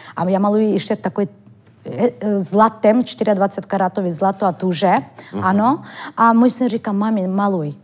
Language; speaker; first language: Czech; non-native, fluent; Turkish